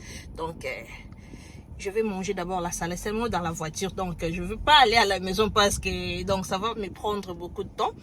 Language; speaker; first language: French; non-native, local second language; Lingala